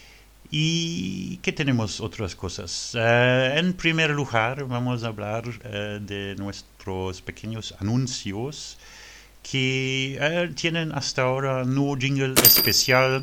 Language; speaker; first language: Spanish; non-native, learner; French